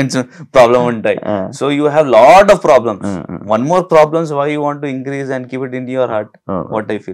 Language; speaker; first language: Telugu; non-native, fluent; Urdu